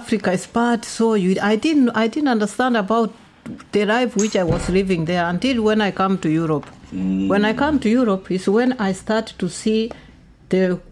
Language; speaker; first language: English; non-native, local second language; Gusii